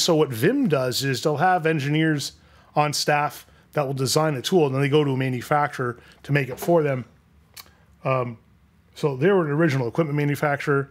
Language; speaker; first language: English; native; English